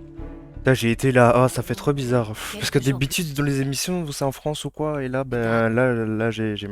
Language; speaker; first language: French; native; French